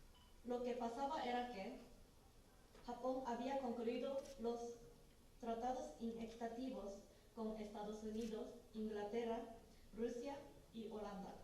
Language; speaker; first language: Spanish; non-native, learner; Japanese